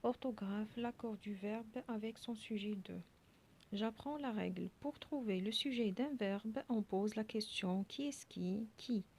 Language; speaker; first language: French; non-native, local second language; Arabic